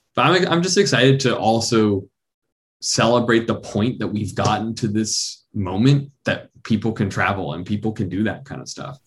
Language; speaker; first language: English; native; English